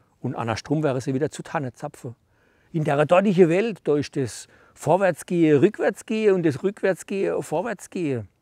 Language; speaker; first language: German; native; German